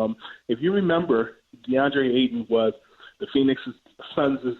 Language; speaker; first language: English; native; English